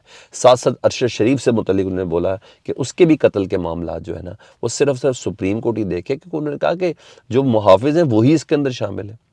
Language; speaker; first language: Urdu; native; Urdu